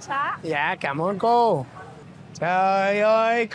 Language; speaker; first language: Vietnamese; non-native, fluent; English